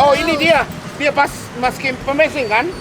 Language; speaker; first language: Indonesian; non-native, fluent; Japanese